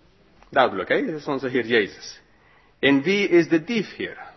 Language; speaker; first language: Dutch; non-native, fluent; English